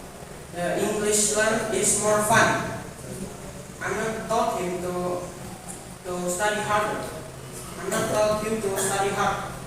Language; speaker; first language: English; non-native, learner; Indonesian